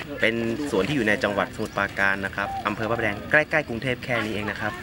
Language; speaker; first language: Thai; native; Thai